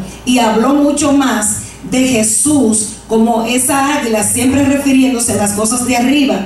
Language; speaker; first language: Spanish; native; Spanish